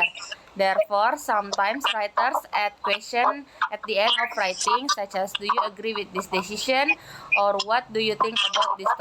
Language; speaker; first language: English; non-native, learner; Indonesian